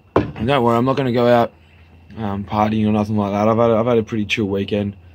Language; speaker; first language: English; native; English